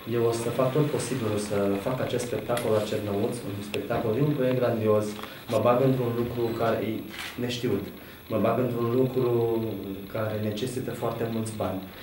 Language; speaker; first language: Romanian; native; Romanian